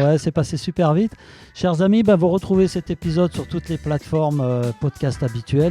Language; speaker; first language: French; native; French